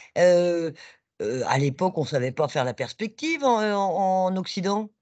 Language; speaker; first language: French; native; French